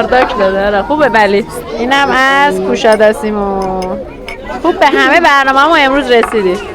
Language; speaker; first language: Persian; native; Persian